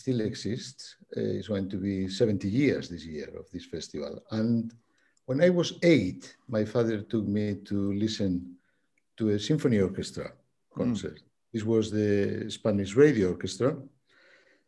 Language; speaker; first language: English; non-native, fluent; Spanish